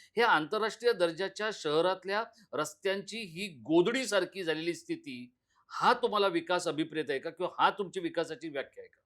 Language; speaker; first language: Marathi; native; Marathi